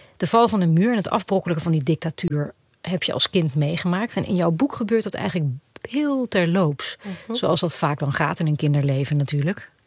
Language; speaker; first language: Dutch; native; Dutch